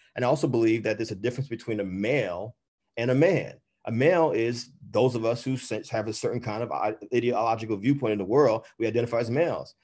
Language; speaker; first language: English; native; English